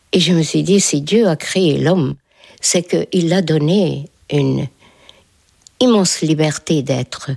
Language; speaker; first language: French; non-native, fluent; Hungarian